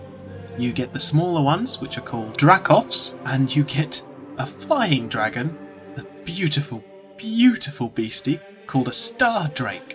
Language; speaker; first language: English; native; English